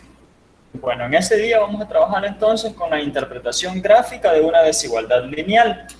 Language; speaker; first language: Spanish; native; Spanish